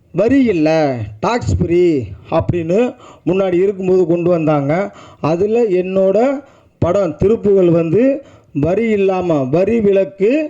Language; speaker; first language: Tamil; native; Tamil